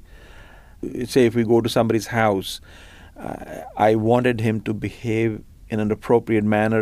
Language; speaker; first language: English; non-native, local second language; Punjabi